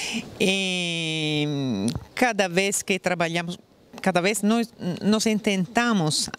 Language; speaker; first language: Portuguese; non-native, fluent; Italian